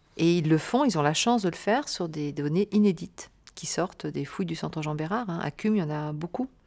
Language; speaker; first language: French; native; French